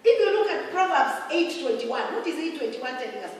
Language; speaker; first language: English; non-native, local second language; Swahili